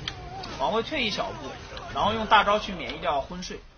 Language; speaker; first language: Chinese; native; Chinese